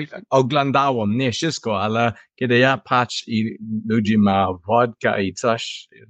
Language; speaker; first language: Polish; non-native, learner; English